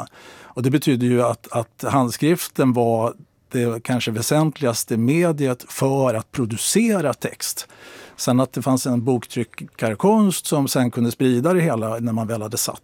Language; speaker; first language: Swedish; native; Swedish